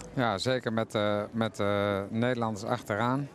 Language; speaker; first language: Dutch; native; Dutch